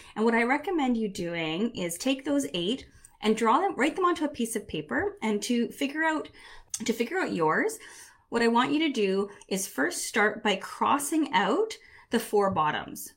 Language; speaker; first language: English; native; English